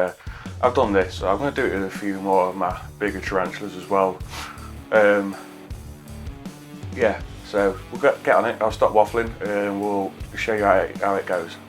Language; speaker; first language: English; native; English